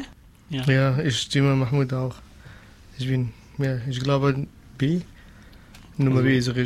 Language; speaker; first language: German; non-native, learner; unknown